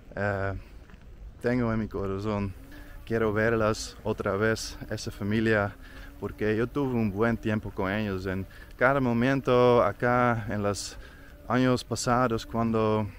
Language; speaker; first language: Spanish; non-native, fluent; Dutch